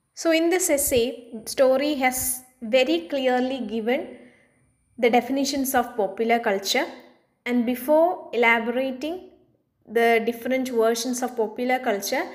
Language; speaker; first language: English; non-native, local second language; Malayalam